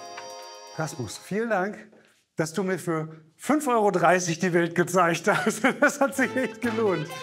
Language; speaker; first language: German; native; German